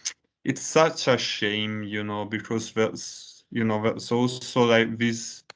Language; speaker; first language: English; non-native, fluent; Italian